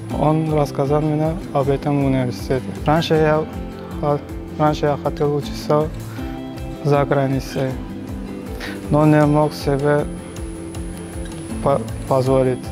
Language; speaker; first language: Russian; non-native, learner; Turkmen